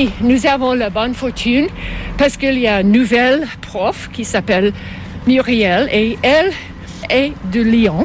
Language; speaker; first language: French; non-native, local second language; English